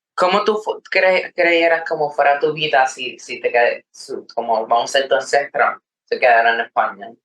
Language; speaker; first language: Spanish; early bilingual, heritage; Spanish